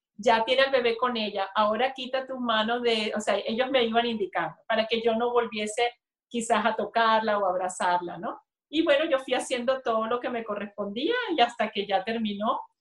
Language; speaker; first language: Spanish; native; Spanish